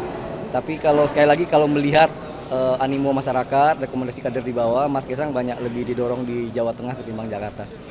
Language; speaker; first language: Indonesian; native; Indonesian